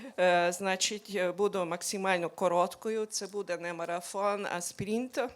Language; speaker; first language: Ukrainian; non-native, local second language; Hungarian